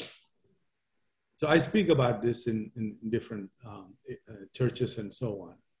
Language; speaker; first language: English; non-native, local second language; Malayalam